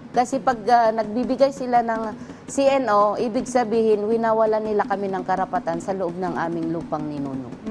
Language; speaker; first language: Filipino; non-native, local second language; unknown